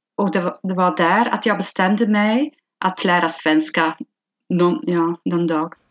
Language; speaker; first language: Swedish; non-native, fluent; Dutch